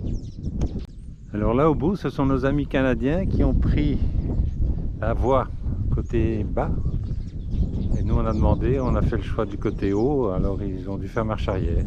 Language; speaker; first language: French; native; French